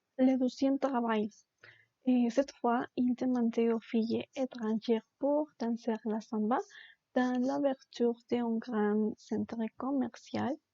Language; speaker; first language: French; non-native, learner; Spanish